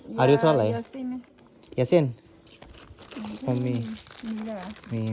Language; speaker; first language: Thai; non-native, learner; Turkish